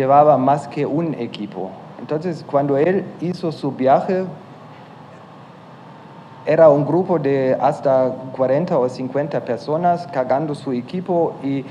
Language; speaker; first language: Spanish; non-native, fluent; German